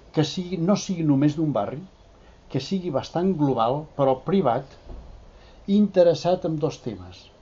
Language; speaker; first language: Catalan; non-native, local second language; Spanish